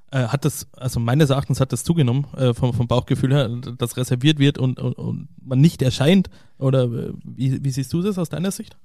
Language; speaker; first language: German; native; German